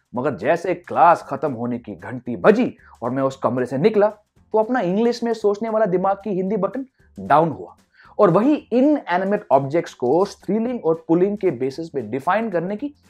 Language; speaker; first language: Hindi; non-native, local second language; English